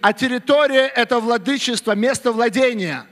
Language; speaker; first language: Russian; native; Russian